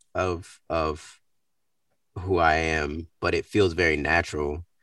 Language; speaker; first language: English; native; English